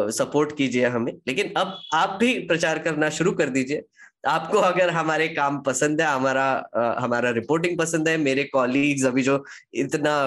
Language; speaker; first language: Hindi; native; Hindi